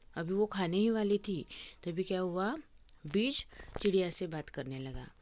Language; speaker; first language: Hindi; non-native, local second language; Marathi